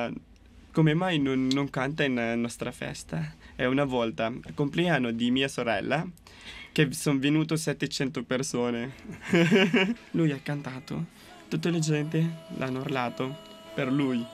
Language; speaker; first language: Italian; non-native, local second language; Filipino